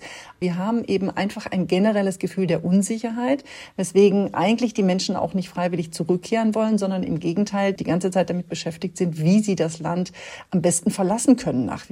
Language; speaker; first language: German; native; German